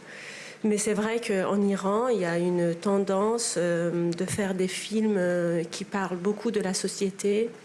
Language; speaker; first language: French; non-native, fluent; Persian